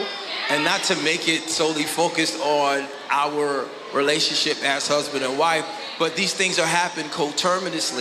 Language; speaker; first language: English; native; English